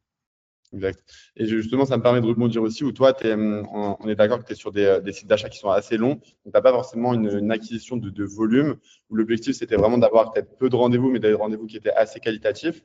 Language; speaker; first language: French; native; French